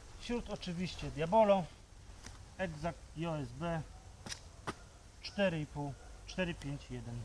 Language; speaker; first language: Polish; native; Polish